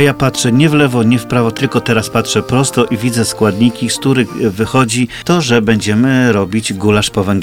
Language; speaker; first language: Polish; native; Polish